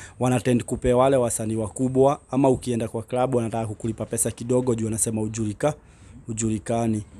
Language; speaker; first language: Swahili; non-native, local second language; Kikuyu